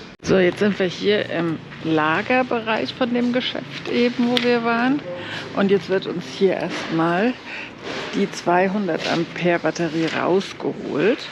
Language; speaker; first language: German; native; German